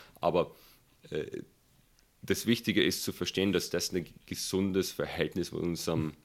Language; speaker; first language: German; early bilingual, other home language; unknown